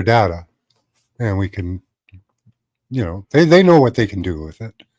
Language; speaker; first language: English; native; English